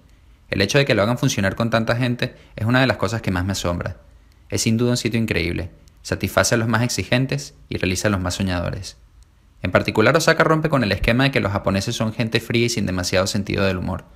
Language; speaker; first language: Spanish; native; Spanish